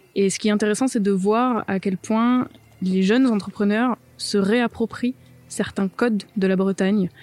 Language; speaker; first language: French; native; French